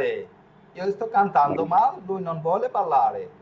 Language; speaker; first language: Italian; non-native, fluent; Bangla